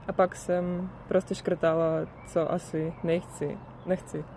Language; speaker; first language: Czech; non-native, fluent; Russian